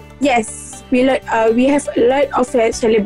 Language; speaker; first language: English; non-native, local second language; Malay